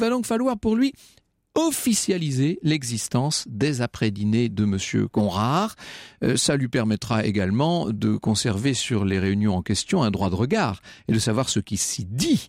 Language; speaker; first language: French; native; French